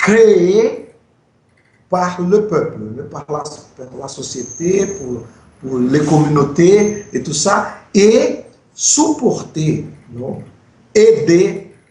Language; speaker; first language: French; non-native, fluent; Portuguese